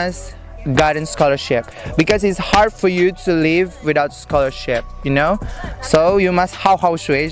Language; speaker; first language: English; non-native, learner; Indonesian